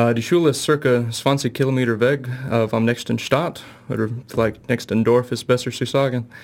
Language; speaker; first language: German; non-native, fluent; English